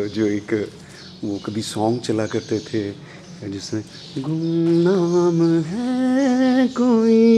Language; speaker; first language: Urdu; non-native, local second language; Punjabi